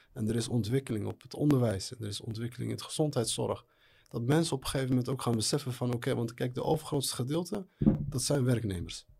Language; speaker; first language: Dutch; early bilingual, other home language; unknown